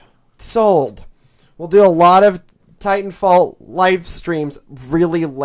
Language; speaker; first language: English; native; English